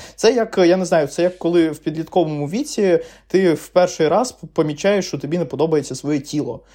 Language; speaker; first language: Ukrainian; non-native, local second language; Russian